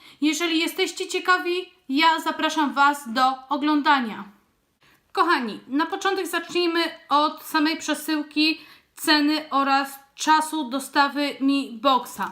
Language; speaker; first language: Polish; native; Polish